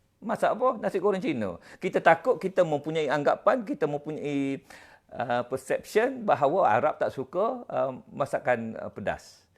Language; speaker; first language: Malay; native; Malay